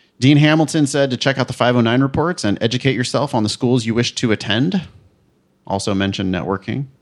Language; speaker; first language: English; native; English